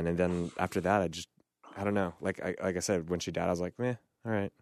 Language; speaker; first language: English; native; English